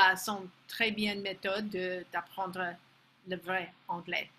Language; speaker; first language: French; non-native, fluent; English